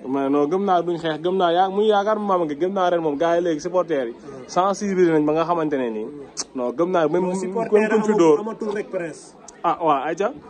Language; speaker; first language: Wolof; native; Wolof